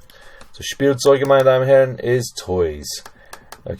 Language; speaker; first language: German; non-native, fluent; English